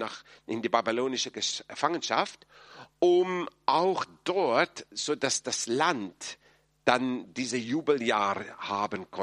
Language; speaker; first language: German; non-native, fluent; English